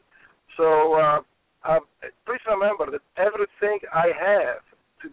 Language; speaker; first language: English; non-native, fluent; Polish